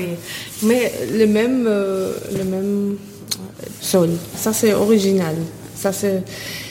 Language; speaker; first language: French; non-native, fluent; German